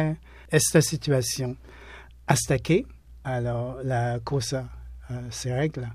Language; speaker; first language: Spanish; non-native, fluent; English